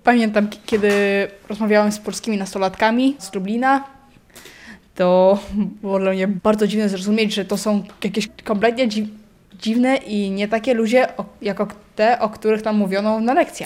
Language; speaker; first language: Polish; non-native, local second language; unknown